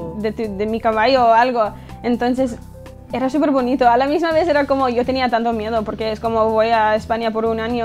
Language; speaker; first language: Spanish; early bilingual, heritage; English